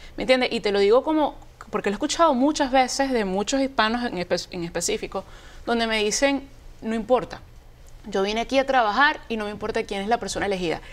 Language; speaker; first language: Spanish; native; Spanish